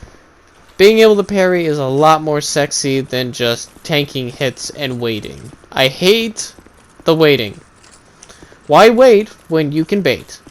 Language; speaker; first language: English; native; English